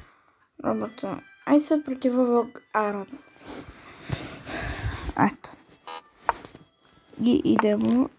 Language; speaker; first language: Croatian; early bilingual, heritage; Croatian